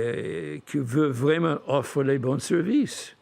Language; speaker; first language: French; non-native, fluent; English